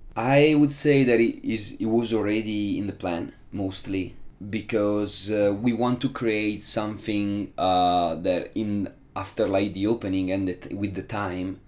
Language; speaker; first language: English; non-native, fluent; Italian